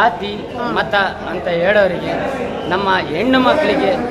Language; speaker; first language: Kannada; native; Kannada